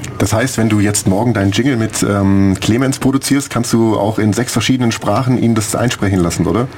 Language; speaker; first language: German; native; German